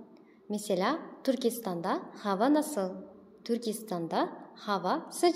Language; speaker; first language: Turkish; non-native, fluent; Kazakh